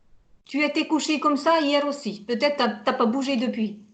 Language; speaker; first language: French; non-native, fluent; Hungarian